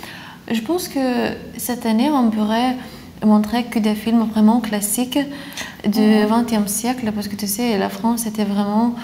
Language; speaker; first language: French; non-native, fluent; Lithuanian